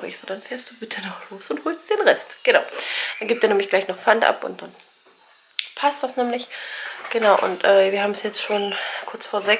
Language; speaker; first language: German; native; German